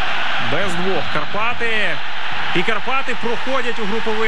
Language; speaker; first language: Ukrainian; native; Ukrainian